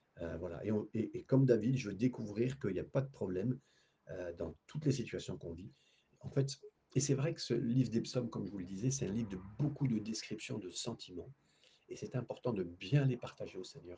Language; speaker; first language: French; native; French